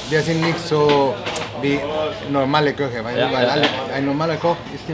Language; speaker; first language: German; non-native, fluent; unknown